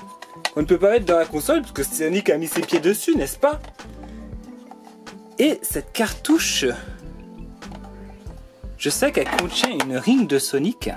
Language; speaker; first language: French; native; French